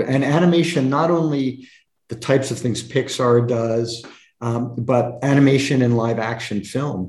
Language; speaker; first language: English; native; English